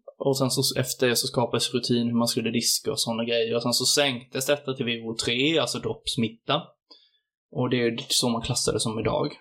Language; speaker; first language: Swedish; native; Swedish